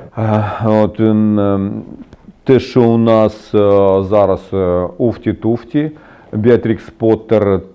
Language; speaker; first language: Ukrainian; non-native, local second language; Russian